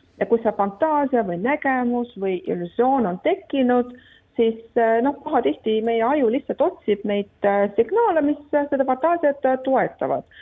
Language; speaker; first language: Estonian; non-native, local second language; Russian